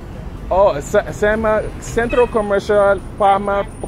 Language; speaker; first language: Spanish; non-native, learner; English